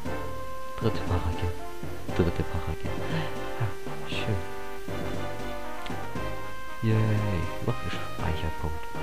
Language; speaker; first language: German; native; German